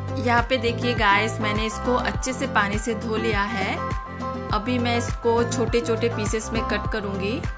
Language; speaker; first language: Hindi; non-native, local second language; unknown